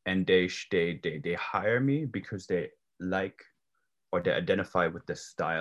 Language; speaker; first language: English; non-native, fluent; German